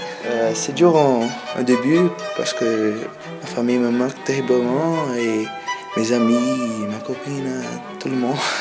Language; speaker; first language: French; non-native, fluent; Portuguese